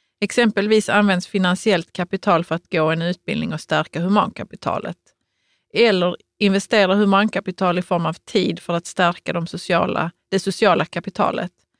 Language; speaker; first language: Swedish; native; Swedish